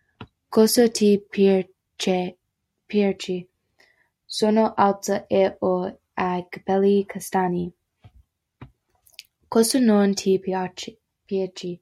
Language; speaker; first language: Italian; non-native, learner; Spanish